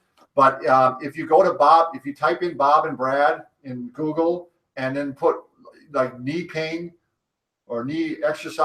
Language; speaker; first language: English; native; English